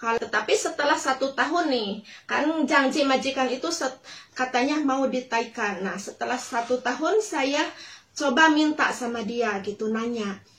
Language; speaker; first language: Indonesian; non-native, local second language; Sundanese